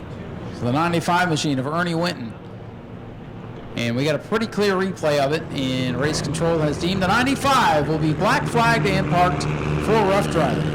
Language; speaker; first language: English; native; English